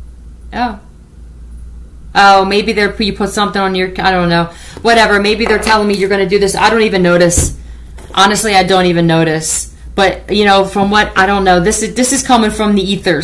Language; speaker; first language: English; native; English